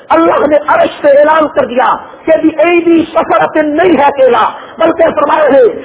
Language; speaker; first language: Urdu; non-native, local second language; Punjabi